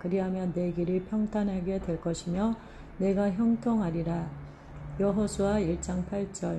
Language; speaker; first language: Korean; native; Korean